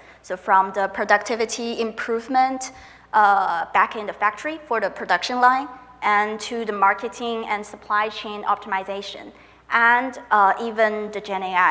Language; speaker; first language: English; non-native, fluent; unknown